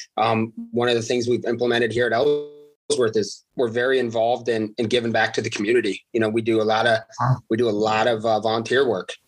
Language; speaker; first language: English; non-native, fluent; Uzbek